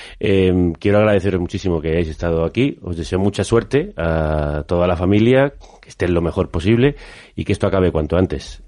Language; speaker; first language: Spanish; native; Spanish